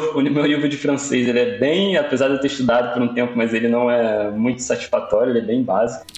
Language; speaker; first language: Portuguese; native; Portuguese